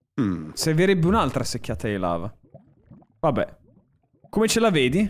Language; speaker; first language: Italian; native; Italian